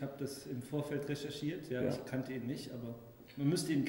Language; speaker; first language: German; native; German